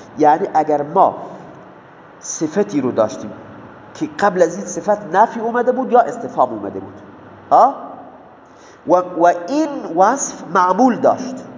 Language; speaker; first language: Persian; non-native, local second language; Baluchi